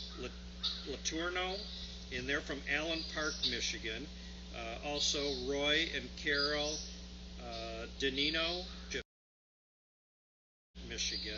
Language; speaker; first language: English; native; English